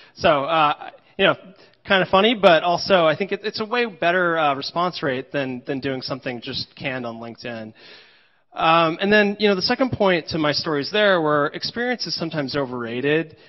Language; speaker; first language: English; native; English